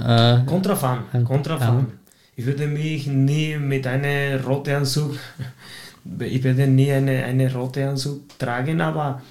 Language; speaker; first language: German; non-native, fluent; Spanish